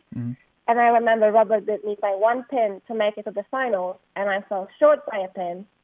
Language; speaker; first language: English; non-native, fluent; Polish